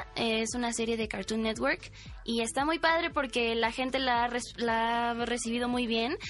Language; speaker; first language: Spanish; native; Spanish